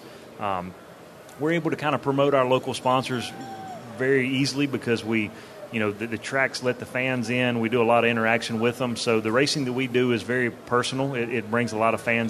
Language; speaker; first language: English; native; English